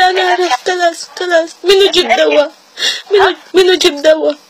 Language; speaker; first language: Arabic; non-native, learner; Filipino